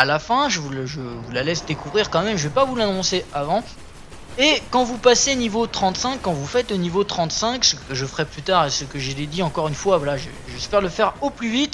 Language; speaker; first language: French; native; French